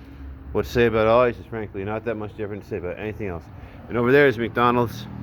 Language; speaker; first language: English; native; English